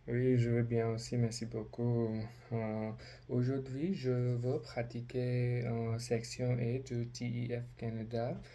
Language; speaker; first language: French; non-native, learner; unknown